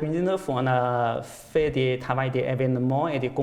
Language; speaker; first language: French; non-native, fluent; Chinese